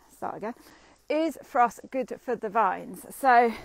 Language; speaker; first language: English; native; English